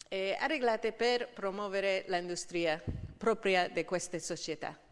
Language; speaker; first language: Italian; non-native, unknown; English